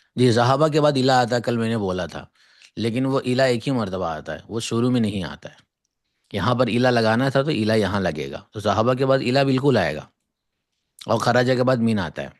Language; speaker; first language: Urdu; native; Urdu